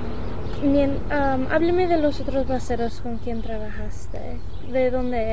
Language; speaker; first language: Spanish; early bilingual, heritage; Spanish